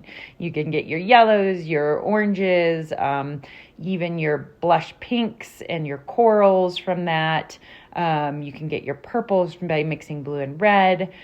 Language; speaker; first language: English; native; English